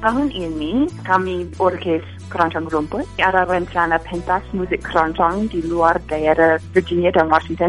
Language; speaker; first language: Indonesian; non-native, fluent; English